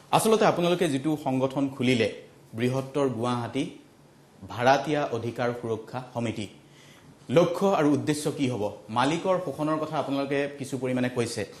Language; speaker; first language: Assamese; native; Assamese